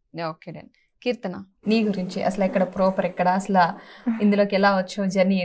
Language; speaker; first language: Telugu; native; Telugu